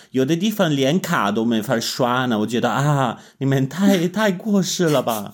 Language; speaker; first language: Chinese; non-native, fluent; Italian